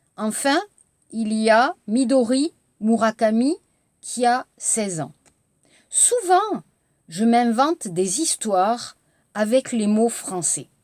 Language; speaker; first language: French; native; French